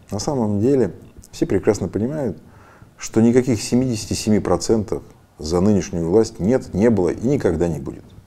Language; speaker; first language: Russian; native; Russian